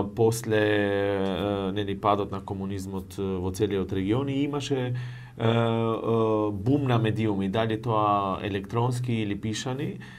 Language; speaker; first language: Macedonian; non-native, local second language; Albanian